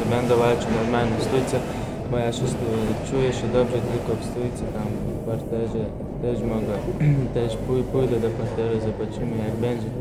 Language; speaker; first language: Polish; non-native, learner; Chechen